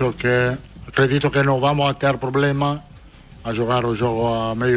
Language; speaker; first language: Portuguese; non-native, fluent; Italian